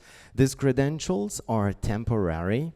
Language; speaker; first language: English; non-native, fluent; French